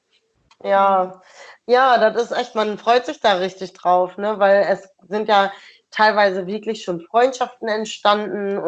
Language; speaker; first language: German; native; German